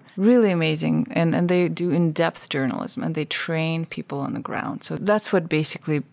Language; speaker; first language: English; non-native, fluent; Russian